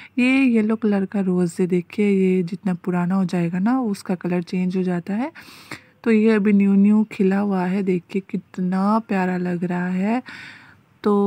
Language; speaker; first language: Hindi; native; Hindi